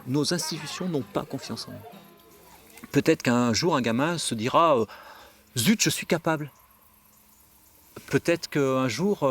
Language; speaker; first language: French; native; French